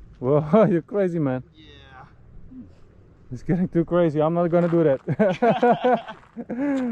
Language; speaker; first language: English; non-native, learner; Korean